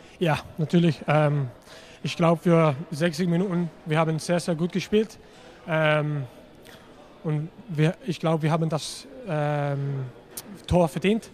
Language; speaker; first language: German; non-native, learner; English